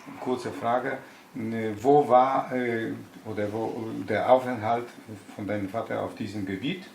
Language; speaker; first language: German; non-native, learner; Polish